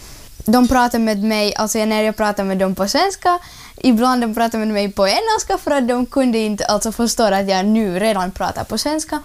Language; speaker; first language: Swedish; early bilingual, other home language; Russian